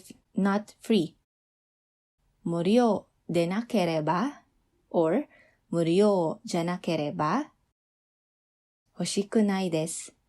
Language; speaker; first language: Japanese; non-native, fluent; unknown